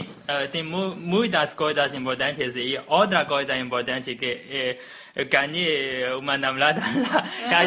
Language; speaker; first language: Portuguese; non-native, learner; Chinese